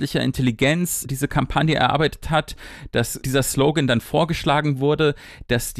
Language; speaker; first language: German; native; German